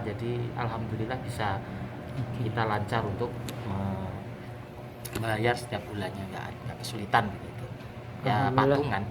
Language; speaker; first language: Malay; non-native, local second language; Javanese